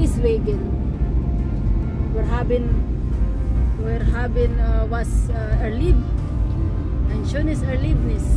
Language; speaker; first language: German; non-native, learner; Filipino